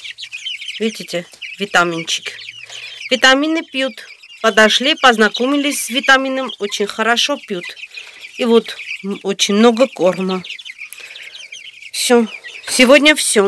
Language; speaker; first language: Russian; non-native, fluent; Armenian